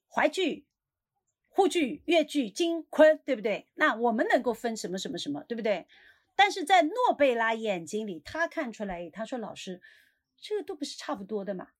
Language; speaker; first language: Chinese; native; Chinese